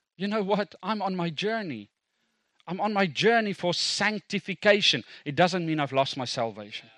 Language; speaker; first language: English; non-native, local second language; Afrikaans